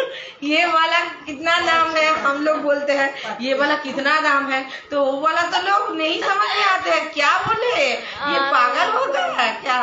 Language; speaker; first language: Hindi; non-native, local second language; Bangla